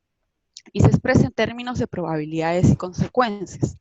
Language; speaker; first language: Spanish; native; Spanish